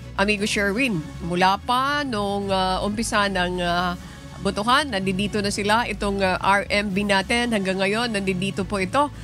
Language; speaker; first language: Filipino; native; Filipino